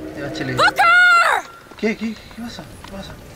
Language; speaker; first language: Spanish; native; Spanish